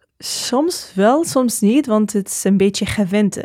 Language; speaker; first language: Dutch; non-native, learner; Arabic